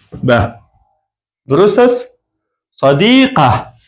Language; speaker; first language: Arabic; non-native, fluent; Persian